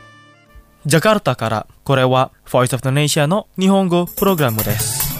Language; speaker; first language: Japanese; non-native, fluent; Indonesian